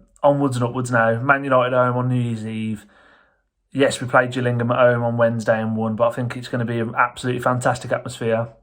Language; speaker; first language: English; native; English